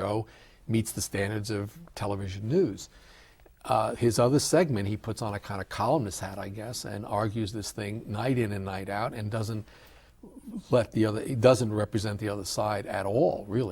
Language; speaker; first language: English; native; English